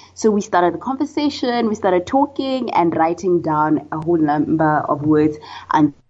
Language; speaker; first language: English; non-native, local second language; Tswana